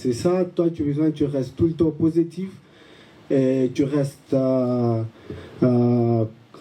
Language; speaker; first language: French; non-native, learner; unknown